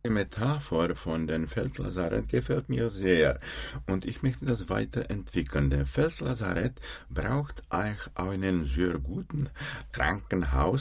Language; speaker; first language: German; non-native, fluent; Czech